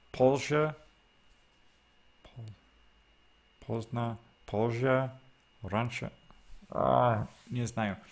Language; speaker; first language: Russian; non-native, learner; Spanish